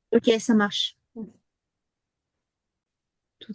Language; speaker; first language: French; native; French